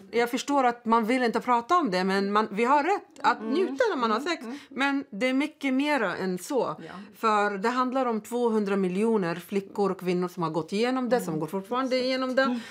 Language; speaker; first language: Swedish; non-native, fluent; Arabic